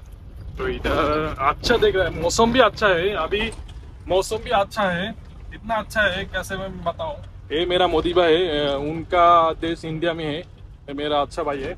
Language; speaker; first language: Hindi; non-native, learner; Bangla